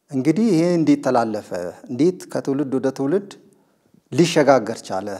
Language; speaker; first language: Amharic; non-native, local second language; Sebat Bet Gurage